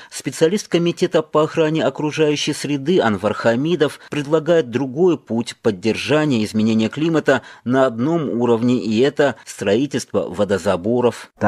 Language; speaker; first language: Russian; non-native, local second language; Tajik